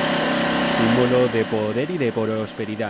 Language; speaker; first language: Spanish; native; Spanish